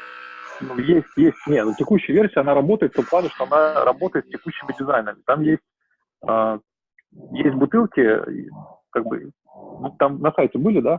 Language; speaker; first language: Russian; native; Russian